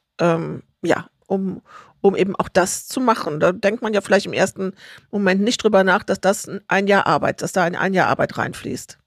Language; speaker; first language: German; native; German